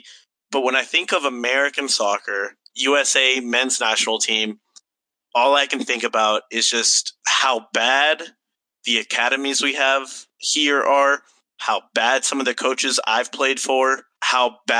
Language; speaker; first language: English; native; English